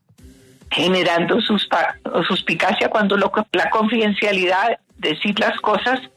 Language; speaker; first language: Spanish; native; Spanish